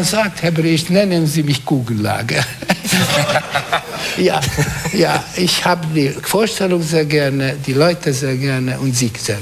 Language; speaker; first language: German; non-native, fluent; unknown